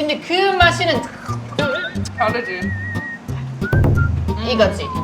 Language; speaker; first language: Korean; non-native, fluent; German